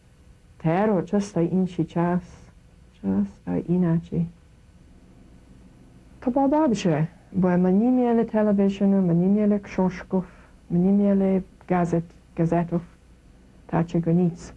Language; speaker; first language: Polish; early bilingual, heritage; Kashubian